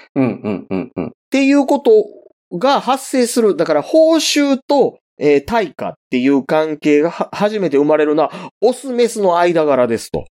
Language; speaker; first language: Japanese; native; Japanese